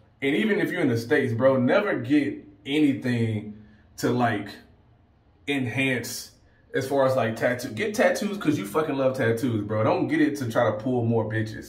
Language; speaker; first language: English; native; English